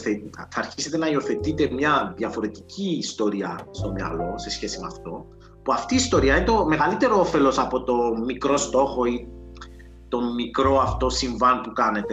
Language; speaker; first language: Greek; native; Greek